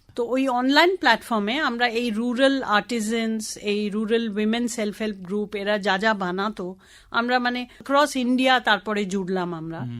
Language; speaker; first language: Bangla; non-native, local second language; Tamil